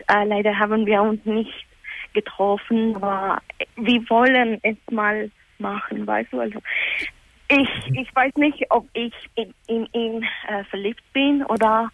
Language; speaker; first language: German; non-native, learner; Spanish